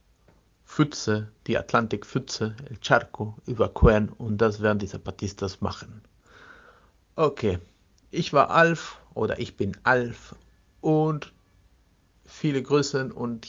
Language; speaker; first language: German; non-native, fluent; Spanish